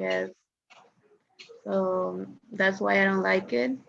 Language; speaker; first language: English; non-native, fluent; Spanish